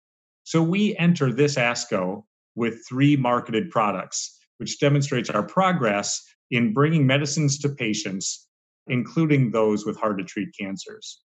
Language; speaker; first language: English; native; English